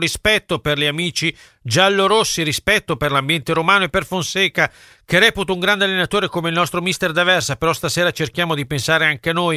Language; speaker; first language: Italian; native; Italian